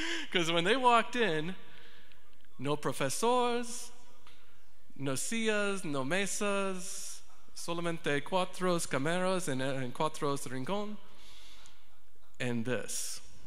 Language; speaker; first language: Spanish; non-native, learner; English